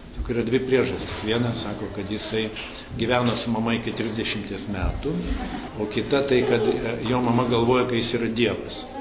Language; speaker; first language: Lithuanian; early bilingual, heritage; Lithuanian